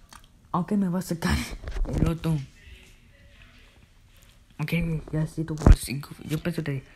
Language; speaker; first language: Spanish; early bilingual, heritage; Spanish